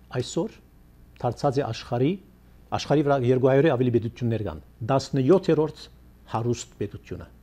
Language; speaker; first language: Armenian; early bilingual, heritage; Armenian